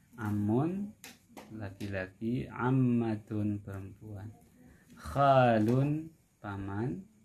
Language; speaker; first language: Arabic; non-native, fluent; Indonesian